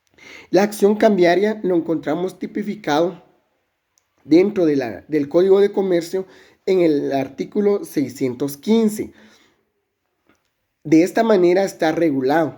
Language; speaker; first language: Spanish; native; Spanish